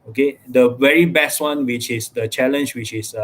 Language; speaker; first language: English; non-native, local second language; Malay